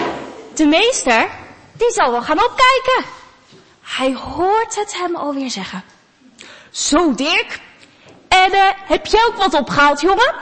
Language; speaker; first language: Dutch; native; Dutch